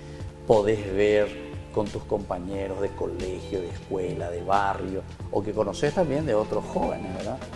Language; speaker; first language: Spanish; native; Spanish